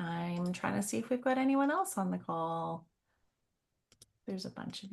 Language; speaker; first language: English; native; English